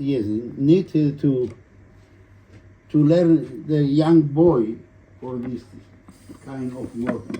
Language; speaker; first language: English; non-native, learner; Greek